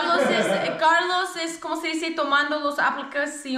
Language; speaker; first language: Spanish; non-native, learner; English